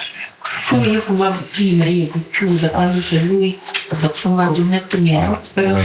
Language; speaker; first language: Italian; non-native, learner; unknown